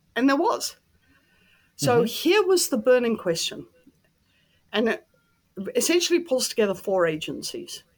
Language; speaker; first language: English; native; English